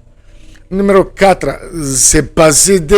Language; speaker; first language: French; non-native, fluent; Spanish